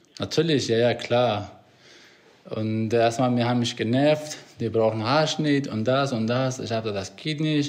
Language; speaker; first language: German; non-native, fluent; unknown